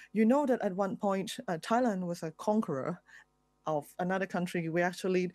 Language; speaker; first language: English; non-native, fluent; Thai